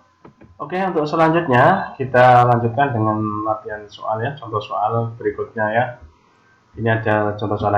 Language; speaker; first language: Indonesian; native; Indonesian